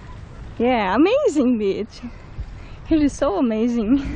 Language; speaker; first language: English; non-native, learner; Portuguese